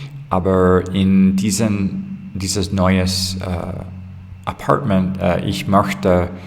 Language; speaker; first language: German; non-native, learner; English